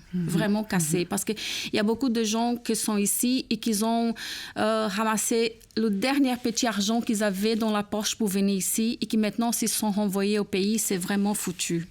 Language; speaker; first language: French; non-native, fluent; Portuguese